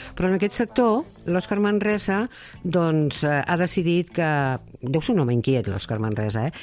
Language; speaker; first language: Catalan; native; Catalan